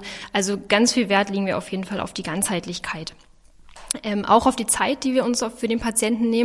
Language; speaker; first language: German; native; German